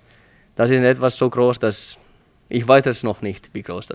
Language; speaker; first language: German; non-native, learner; Finnish